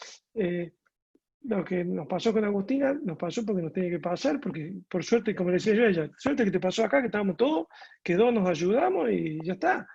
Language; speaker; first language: Spanish; native; Spanish